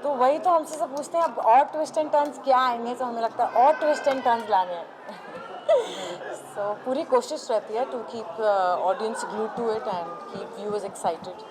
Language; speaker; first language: Hindi; native; Hindi